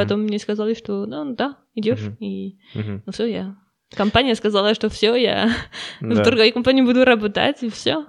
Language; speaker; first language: Russian; non-native, learner; French